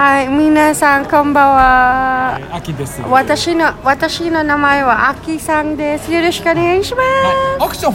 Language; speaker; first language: Japanese; non-native, learner; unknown